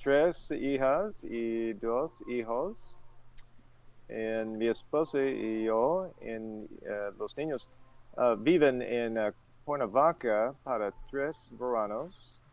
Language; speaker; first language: Spanish; non-native, learner; English